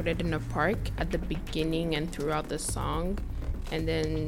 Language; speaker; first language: English; non-native, local second language; Akan